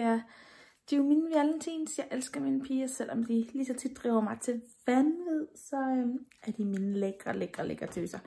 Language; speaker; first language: Danish; native; Danish